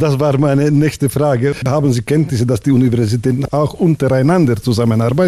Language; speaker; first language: German; non-native, fluent; Slovak